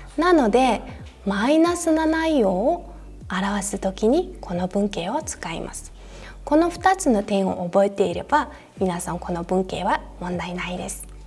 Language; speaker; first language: Japanese; non-native, fluent; Mongolian